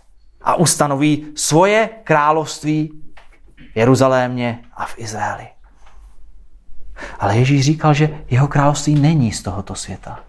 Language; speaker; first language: Czech; native; Czech